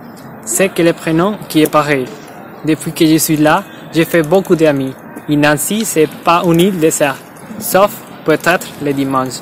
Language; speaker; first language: French; non-native, fluent; Spanish